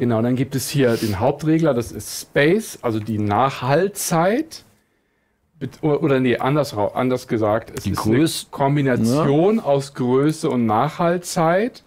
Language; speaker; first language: German; native; German